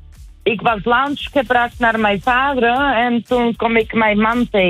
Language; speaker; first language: Dutch; non-native, learner; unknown